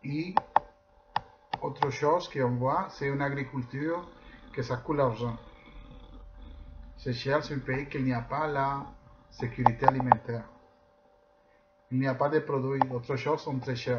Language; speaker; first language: French; non-native, fluent; Spanish